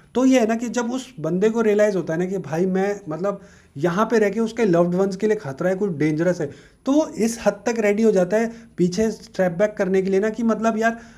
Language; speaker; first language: Hindi; native; Hindi